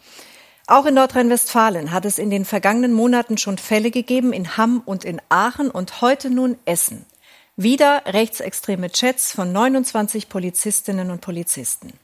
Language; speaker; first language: German; native; German